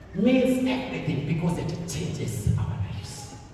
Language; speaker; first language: English; non-native, local second language; Swahili